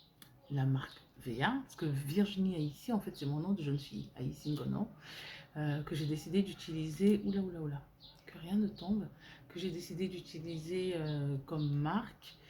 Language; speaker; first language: French; native; French